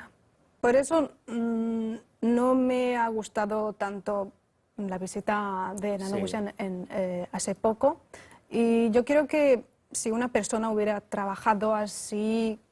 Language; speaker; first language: Spanish; non-native, fluent; Chinese